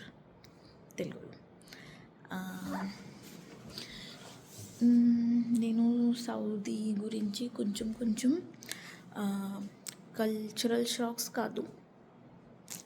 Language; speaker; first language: Telugu; non-native, learner; Marathi